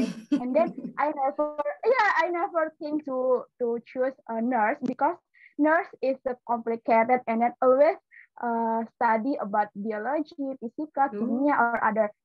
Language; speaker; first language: English; non-native, learner; Indonesian